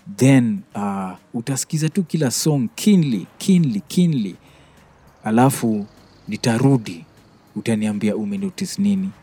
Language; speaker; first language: Swahili; native; Swahili